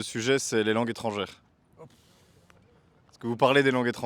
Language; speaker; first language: French; native; French